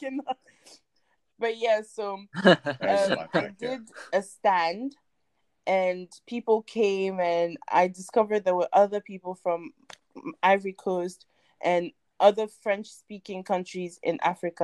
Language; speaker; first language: English; non-native, local second language; French